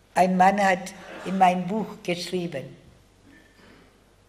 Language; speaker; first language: German; non-native, fluent; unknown